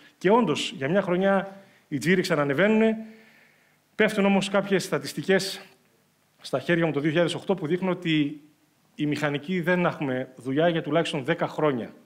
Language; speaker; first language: Greek; native; Greek